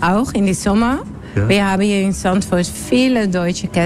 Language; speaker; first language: German; non-native, learner; Dutch